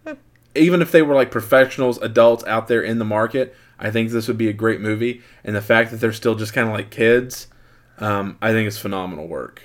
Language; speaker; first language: English; native; English